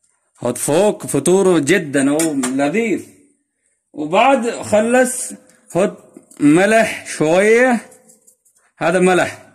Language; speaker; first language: Arabic; non-native, learner; Urdu